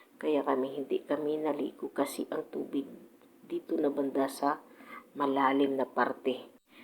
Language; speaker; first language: Filipino; non-native, local second language; Cebuano